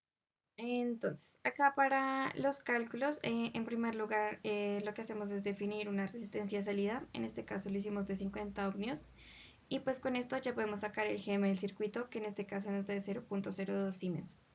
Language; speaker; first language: Spanish; native; Spanish